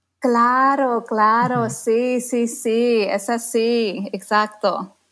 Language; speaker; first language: Spanish; non-native, fluent; English